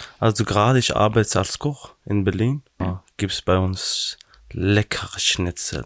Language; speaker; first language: German; non-native, learner; Persian